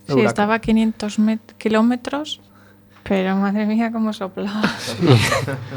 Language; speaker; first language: Spanish; non-native, fluent; German